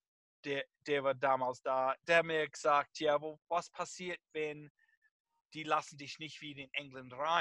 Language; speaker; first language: German; non-native, fluent; English